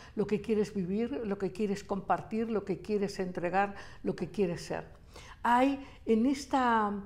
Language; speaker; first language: Spanish; native; Spanish